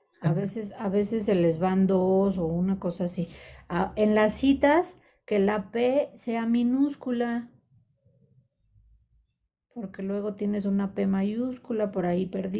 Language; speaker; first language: Spanish; native; Spanish